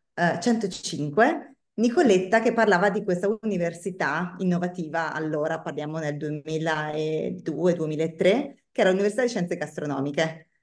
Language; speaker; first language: Italian; native; Italian